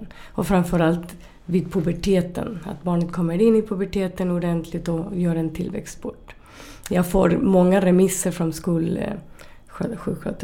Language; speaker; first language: Swedish; non-native, fluent; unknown